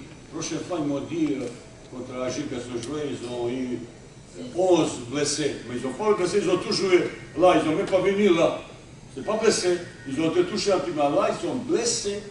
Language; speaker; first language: French; non-native, fluent; Bosnian